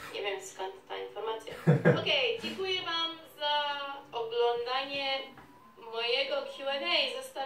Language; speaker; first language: Polish; early bilingual, heritage; Polish